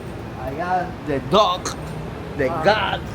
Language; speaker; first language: English; non-native, learner; Spanish